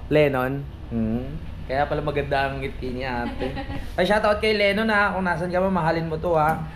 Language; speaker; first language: Filipino; native; Filipino